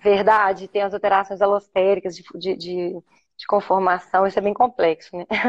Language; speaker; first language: Portuguese; native; Portuguese